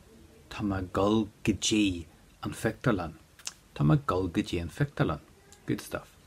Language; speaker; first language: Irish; non-native, local second language; English